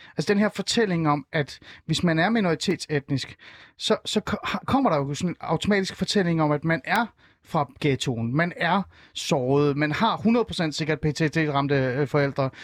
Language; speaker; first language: Danish; early bilingual, other home language; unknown